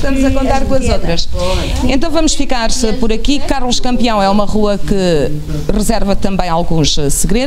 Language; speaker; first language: Portuguese; native; Portuguese